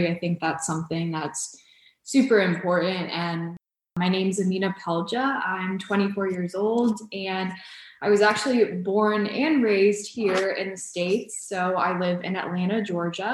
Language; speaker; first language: English; early bilingual, other home language; Bosnian